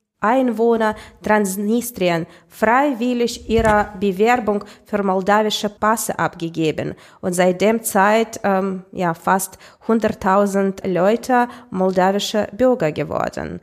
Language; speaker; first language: German; non-native, fluent; Russian